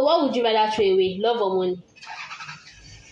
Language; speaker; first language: English; non-native, local second language; Yoruba